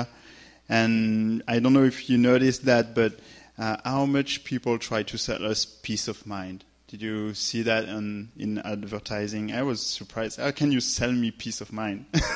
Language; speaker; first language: English; non-native, fluent; French